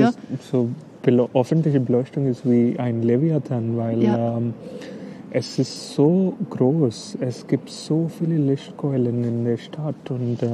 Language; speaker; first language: German; non-native, learner; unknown